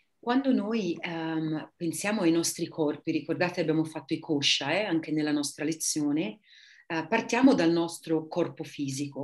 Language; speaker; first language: Italian; native; Italian